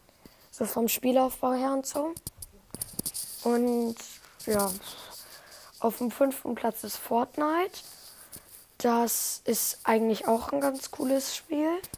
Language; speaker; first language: German; native; German